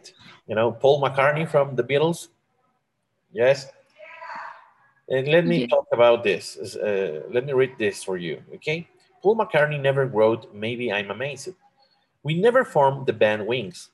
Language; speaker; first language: English; non-native, learner; Spanish